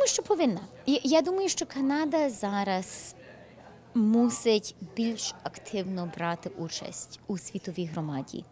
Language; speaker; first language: Ukrainian; early bilingual, heritage; Ukrainian